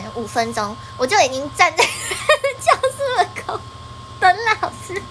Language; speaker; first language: Chinese; native; Chinese